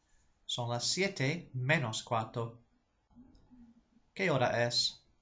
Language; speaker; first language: Spanish; non-native, fluent; English